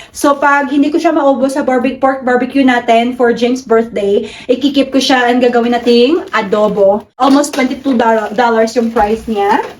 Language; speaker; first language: Filipino; non-native, local second language; Cebuano